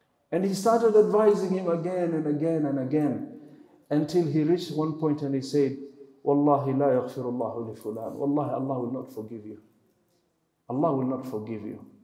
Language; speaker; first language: English; non-native, local second language; Swahili